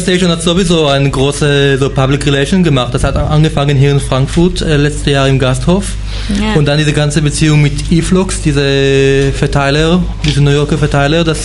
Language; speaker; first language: German; non-native, fluent; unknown